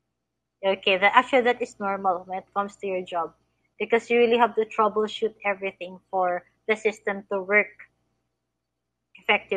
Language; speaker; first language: English; non-native, fluent; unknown